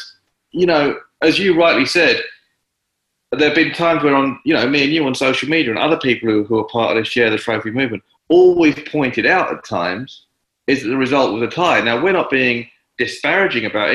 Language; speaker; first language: English; native; English